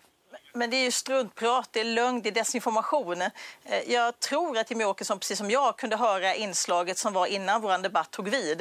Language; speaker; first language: Swedish; native; Swedish